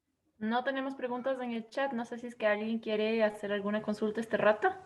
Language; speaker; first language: Spanish; native; Spanish